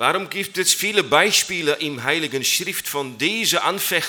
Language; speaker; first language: German; non-native, learner; Dutch